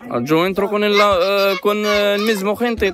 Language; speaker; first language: Spanish; non-native, learner; Arabic